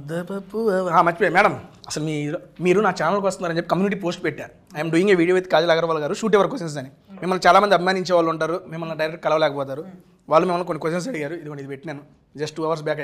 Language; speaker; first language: Telugu; native; Telugu